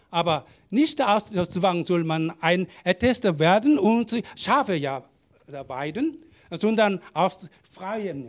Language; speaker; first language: German; non-native, learner; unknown